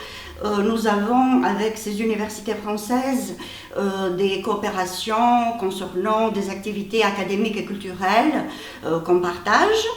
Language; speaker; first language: French; non-native, fluent; Albanian